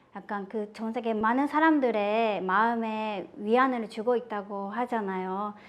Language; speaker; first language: Korean; non-native, fluent; Japanese